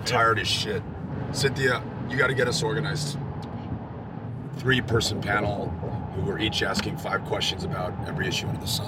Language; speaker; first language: English; native; English